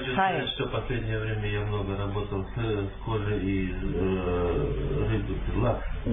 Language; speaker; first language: Japanese; non-native, learner; Russian